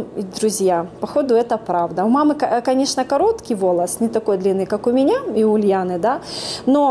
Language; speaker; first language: Russian; native; Russian